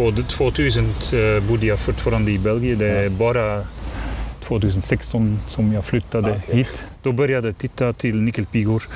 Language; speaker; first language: Swedish; non-native, learner; Dutch